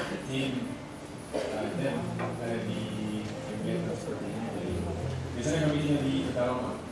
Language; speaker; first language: Indonesian; non-native, learner; English